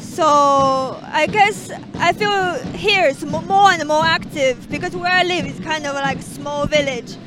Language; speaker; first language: English; non-native, fluent; Chinese